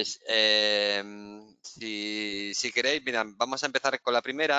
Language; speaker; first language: Spanish; native; Spanish